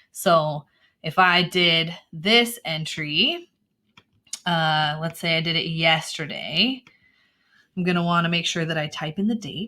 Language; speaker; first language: English; native; English